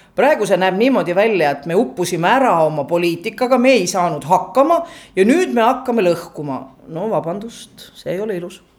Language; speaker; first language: Estonian; native; Estonian